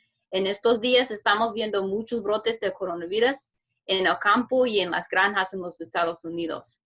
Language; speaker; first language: Spanish; non-native, fluent; English